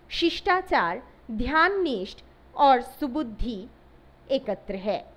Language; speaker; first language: Hindi; non-native, local second language; Assamese